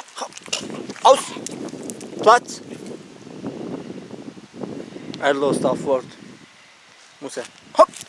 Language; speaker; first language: German; non-native, learner; Turkish